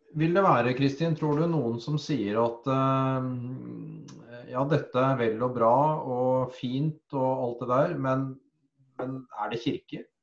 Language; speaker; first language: Norwegian; native; Norwegian